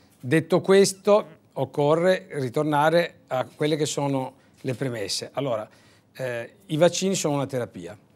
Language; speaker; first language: Italian; native; Italian